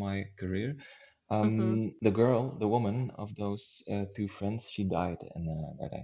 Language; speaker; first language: English; non-native, fluent; Dutch